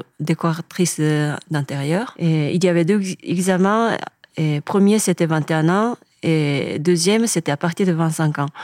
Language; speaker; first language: French; non-native, fluent; Japanese